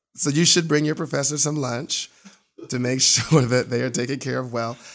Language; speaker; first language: English; native; English